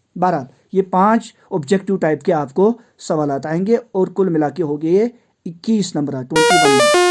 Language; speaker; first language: Urdu; non-native, local second language; Kashmiri